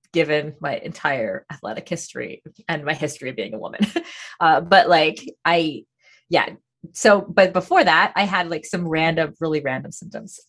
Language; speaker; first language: English; native; English